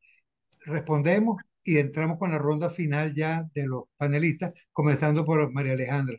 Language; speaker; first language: Spanish; native; Spanish